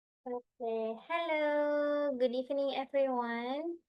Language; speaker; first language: English; non-native, fluent; Indonesian